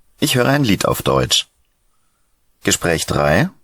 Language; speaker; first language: German; non-native, fluent; Ukrainian